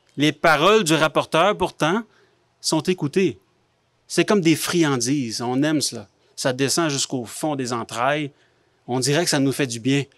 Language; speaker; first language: French; native; French